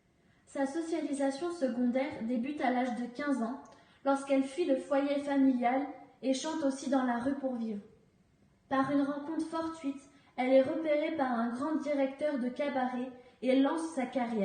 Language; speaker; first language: French; native; French